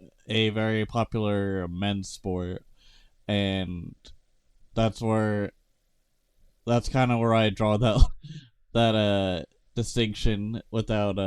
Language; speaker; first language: English; native; English